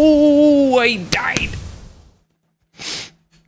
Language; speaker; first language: English; native; English